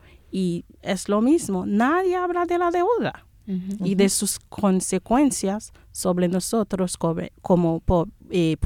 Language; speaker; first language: Spanish; non-native, fluent; Haitian Creole